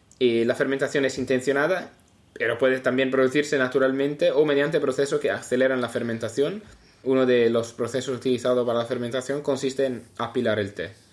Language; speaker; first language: Spanish; non-native, fluent; Italian